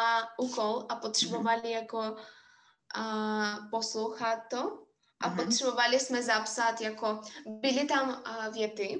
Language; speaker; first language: Czech; non-native, fluent; Russian